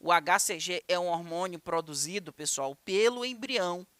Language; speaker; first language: Portuguese; native; Portuguese